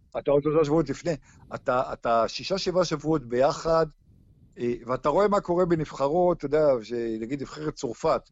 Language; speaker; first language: Hebrew; native; Hebrew